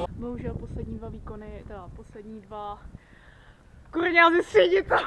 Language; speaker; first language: Czech; early bilingual, other home language; Vietnamese